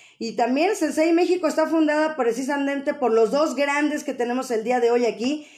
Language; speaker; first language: Spanish; native; Spanish